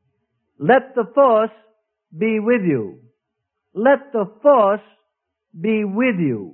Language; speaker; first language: English; native; English